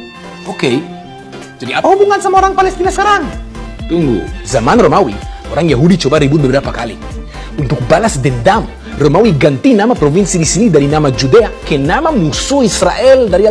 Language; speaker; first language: Indonesian; non-native, fluent; Hebrew